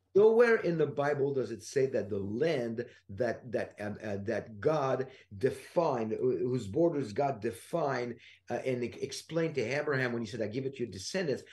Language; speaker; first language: English; non-native, fluent; French